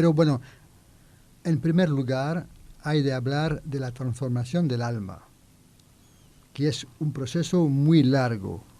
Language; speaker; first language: Spanish; non-native, learner; French